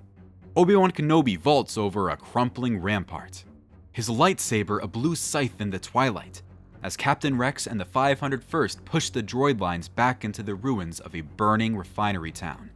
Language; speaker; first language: English; native; English